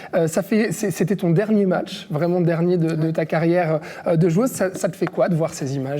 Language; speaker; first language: French; native; French